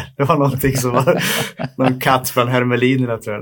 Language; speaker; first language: Swedish; native; Swedish